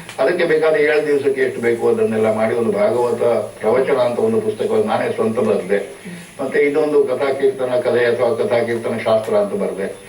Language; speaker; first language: Kannada; non-native, local second language; Marathi